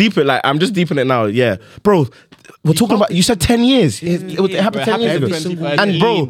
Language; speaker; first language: English; native; English